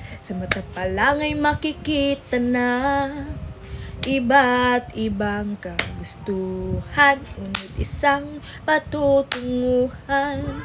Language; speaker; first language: Filipino; non-native, local second language; Cebuano